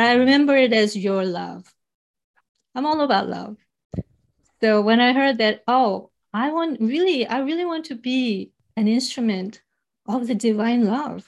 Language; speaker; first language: English; non-native, fluent; Korean